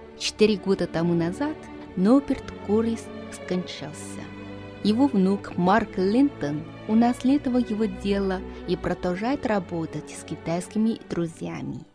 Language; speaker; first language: Russian; non-native, fluent; Chinese